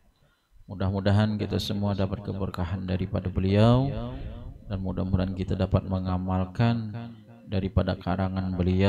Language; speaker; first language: Indonesian; non-native, local second language; Banjar